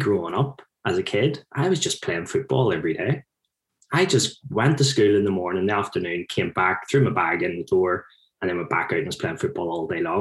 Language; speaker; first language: English; native; English